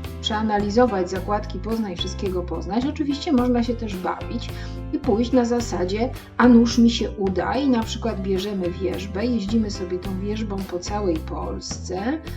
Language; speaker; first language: Polish; native; Polish